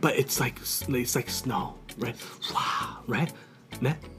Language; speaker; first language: English; early bilingual, other home language; Japanese